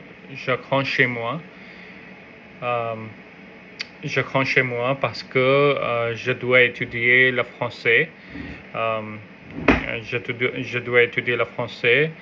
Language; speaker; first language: French; non-native, learner; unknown